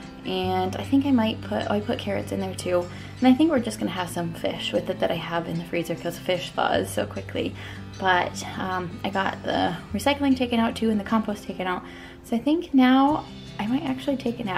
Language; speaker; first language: English; native; English